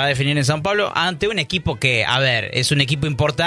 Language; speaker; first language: Spanish; native; Spanish